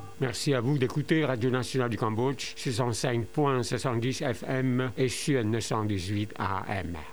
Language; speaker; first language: French; non-native, fluent; Khmer